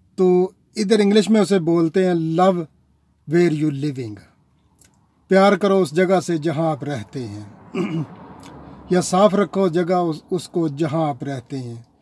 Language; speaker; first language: Urdu; non-native, local second language; Punjabi